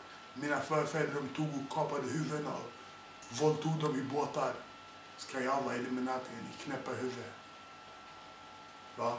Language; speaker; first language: Swedish; non-native, fluent; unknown